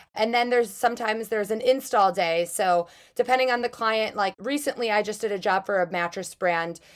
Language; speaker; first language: English; native; English